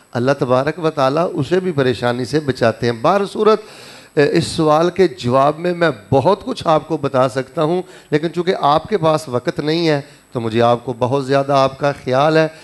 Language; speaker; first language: Urdu; non-native, local second language; Punjabi